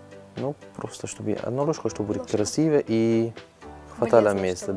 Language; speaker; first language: Russian; non-native, learner; Arabic